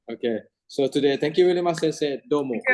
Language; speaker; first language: English; non-native, fluent; Thai